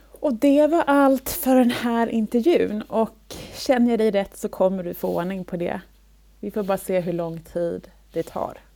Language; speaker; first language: Swedish; native; Swedish